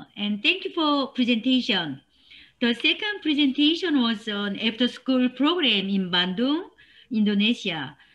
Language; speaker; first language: English; non-native, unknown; Korean